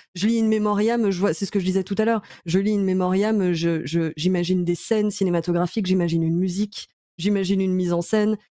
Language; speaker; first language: French; native; French